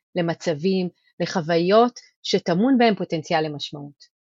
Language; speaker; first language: Hebrew; non-native, fluent; Spanish